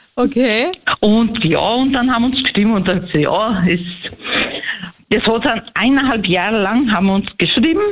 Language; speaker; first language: German; early bilingual, heritage; Portuguese